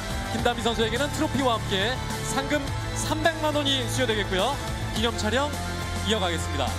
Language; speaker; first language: Korean; native; Korean